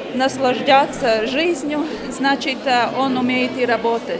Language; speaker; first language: Russian; non-native, fluent; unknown